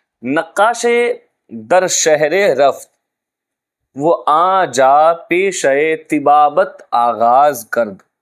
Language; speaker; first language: Persian; non-native, fluent; Urdu